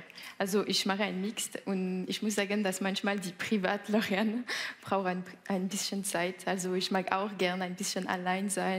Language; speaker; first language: German; non-native, local second language; French